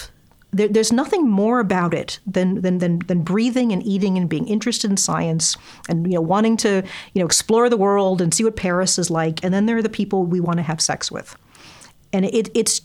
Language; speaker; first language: English; native; English